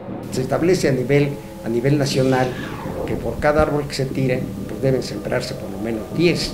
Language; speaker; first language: Spanish; native; Spanish